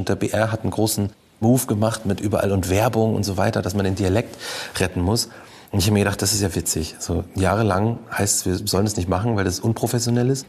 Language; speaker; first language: German; native; German